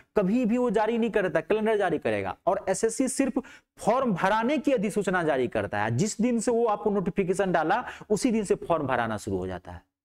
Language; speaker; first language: Hindi; native; Hindi